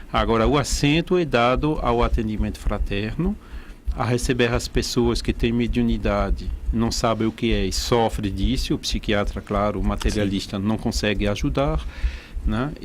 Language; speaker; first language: Portuguese; non-native, fluent; French